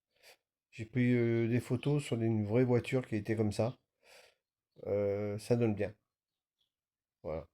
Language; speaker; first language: French; native; French